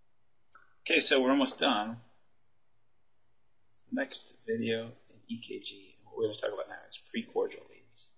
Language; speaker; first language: English; native; English